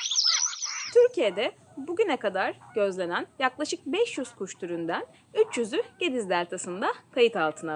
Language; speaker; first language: Turkish; native; Turkish